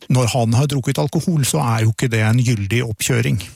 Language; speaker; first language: Norwegian; native; Norwegian